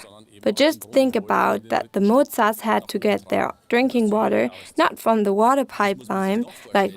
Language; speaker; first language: English; non-native, fluent; German